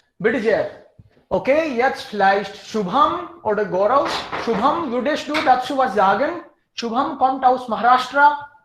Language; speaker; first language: German; non-native, fluent; Hindi